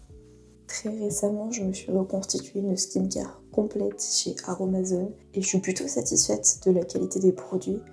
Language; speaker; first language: French; native; French